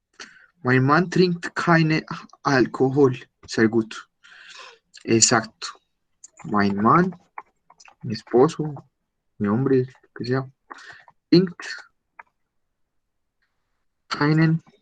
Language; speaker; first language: German; non-native, learner; Spanish